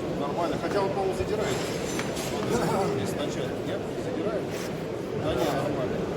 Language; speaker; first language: Russian; native; Russian